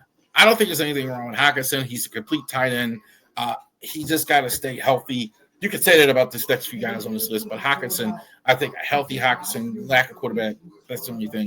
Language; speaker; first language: English; native; English